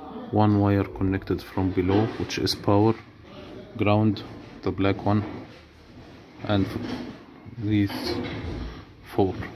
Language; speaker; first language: English; non-native, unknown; Arabic